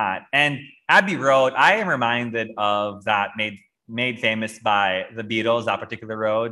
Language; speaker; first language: English; non-native, local second language; Filipino